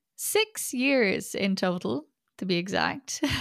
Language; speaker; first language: English; native; English